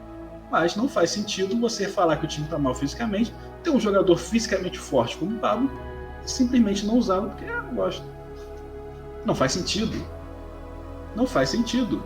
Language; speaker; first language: Portuguese; native; Portuguese